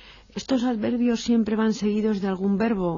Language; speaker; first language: Spanish; native; Spanish